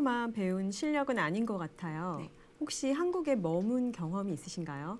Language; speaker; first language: Korean; native; Korean